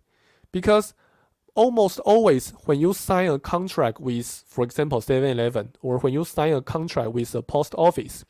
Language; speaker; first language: English; non-native, fluent; Chinese